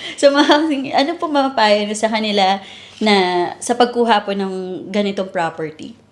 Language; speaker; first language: Filipino; native; Filipino